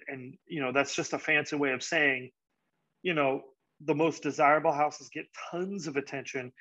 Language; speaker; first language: English; native; English